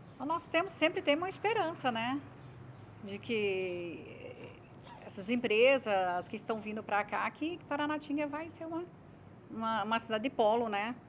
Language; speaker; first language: Portuguese; native; Portuguese